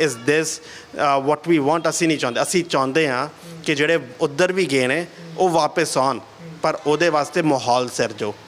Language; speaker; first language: Punjabi; early bilingual, heritage; Punjabi